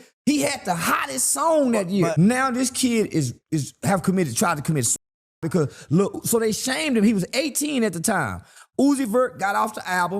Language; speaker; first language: English; native; English